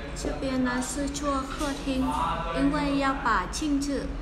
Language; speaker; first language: Chinese; non-native, fluent; Vietnamese